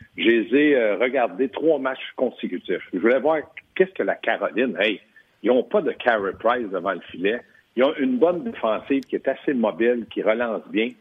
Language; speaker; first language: French; native; French